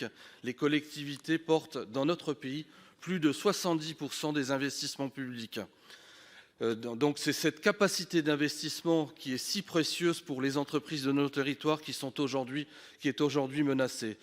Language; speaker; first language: French; native; French